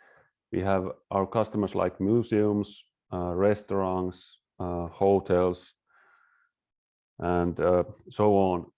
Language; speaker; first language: English; non-native, fluent; Finnish